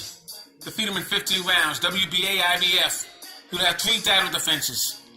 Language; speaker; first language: English; native; English